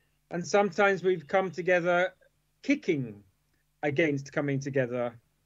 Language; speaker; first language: English; native; English